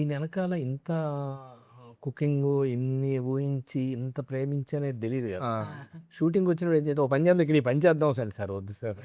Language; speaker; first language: Telugu; native; Telugu